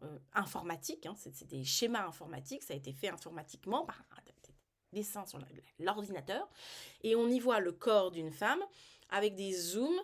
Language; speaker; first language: French; native; French